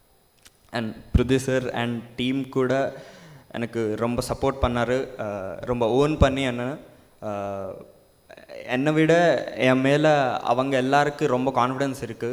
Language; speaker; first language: Tamil; non-native, learner; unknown